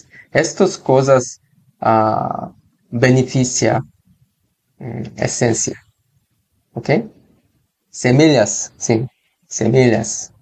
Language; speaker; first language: Portuguese; non-native, learner; Korean